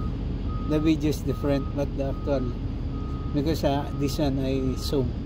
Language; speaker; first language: English; non-native, local second language; Filipino